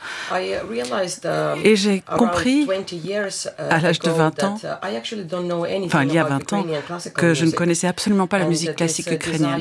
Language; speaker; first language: French; non-native, fluent; Ukrainian